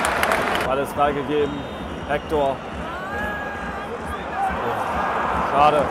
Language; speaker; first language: German; native; German